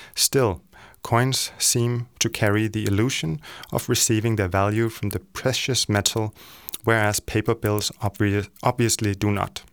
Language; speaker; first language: English; non-native, fluent; Danish